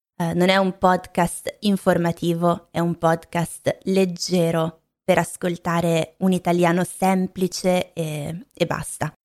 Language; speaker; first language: Italian; native; Italian